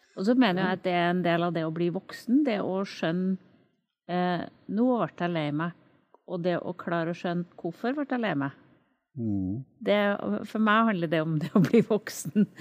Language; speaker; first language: Norwegian; native; Norwegian